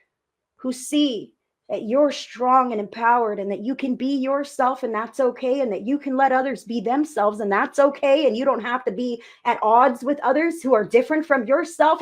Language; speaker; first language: English; native; English